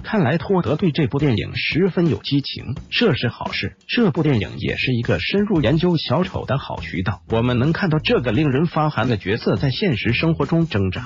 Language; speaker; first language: Chinese; native; Chinese